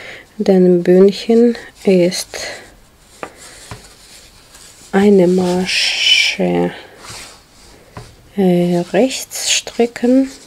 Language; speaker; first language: German; non-native, learner; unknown